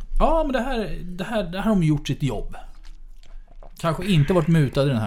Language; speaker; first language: Swedish; native; Swedish